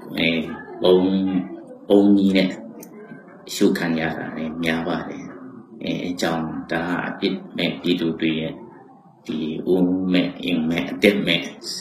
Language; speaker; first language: Burmese; non-native, local second language; Kachin